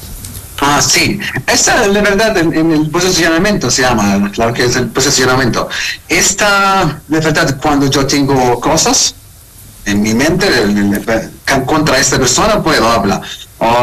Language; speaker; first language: Spanish; non-native, learner; Arabic